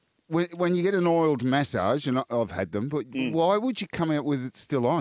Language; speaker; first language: English; native; English